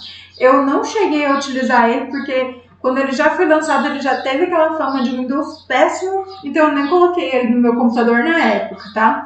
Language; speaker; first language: Portuguese; native; Portuguese